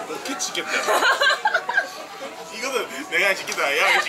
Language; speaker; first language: Korean; native; Korean